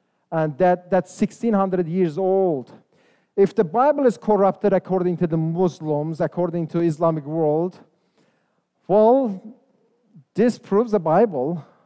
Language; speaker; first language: English; non-native, fluent; Persian